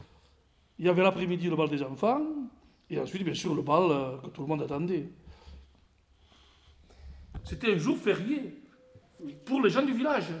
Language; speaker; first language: French; native; French